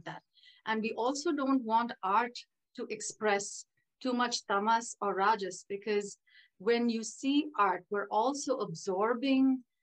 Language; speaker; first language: English; non-native, local second language; Tamil